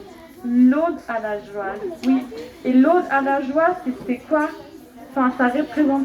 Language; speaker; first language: French; non-native, fluent; German